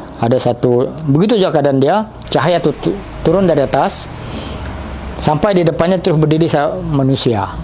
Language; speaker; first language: Malay; non-native, local second language; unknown